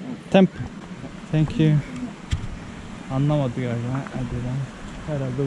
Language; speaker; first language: Turkish; native; Turkish